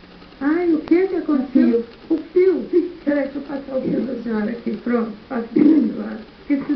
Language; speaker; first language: Portuguese; native; Portuguese